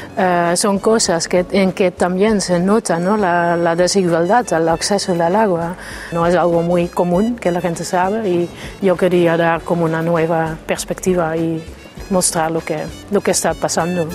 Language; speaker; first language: Spanish; non-native, fluent; Dutch